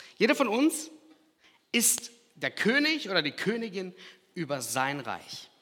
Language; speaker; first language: German; early bilingual, other home language; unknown